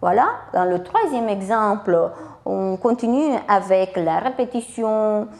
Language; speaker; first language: French; non-native, fluent; Romanian